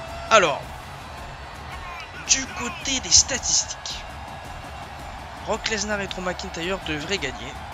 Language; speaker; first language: French; native; French